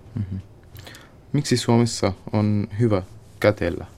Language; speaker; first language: Finnish; non-native, fluent; Arabic